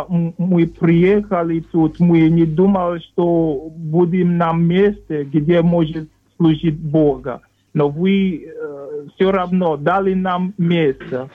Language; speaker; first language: Russian; non-native, learner; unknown